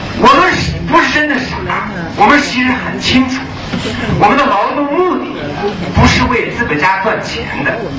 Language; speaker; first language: Chinese; early bilingual, other home language; English